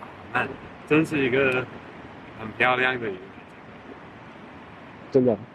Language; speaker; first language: Chinese; non-native, fluent; English